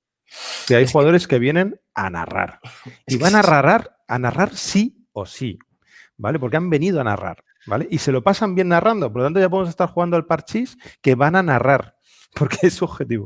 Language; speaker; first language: Spanish; native; Spanish